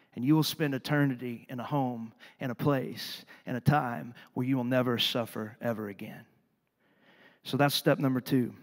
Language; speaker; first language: English; native; English